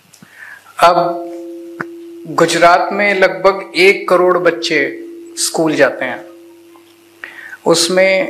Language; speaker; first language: Hindi; native; Hindi